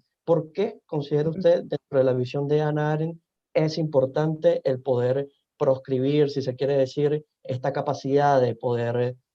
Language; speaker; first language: Spanish; native; Spanish